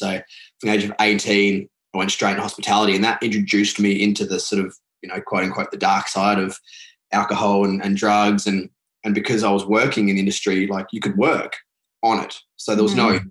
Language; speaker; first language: English; native; English